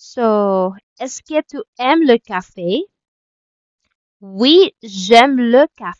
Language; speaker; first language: French; non-native, learner; Filipino